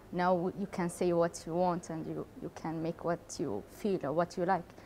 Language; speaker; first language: English; non-native, learner; Arabic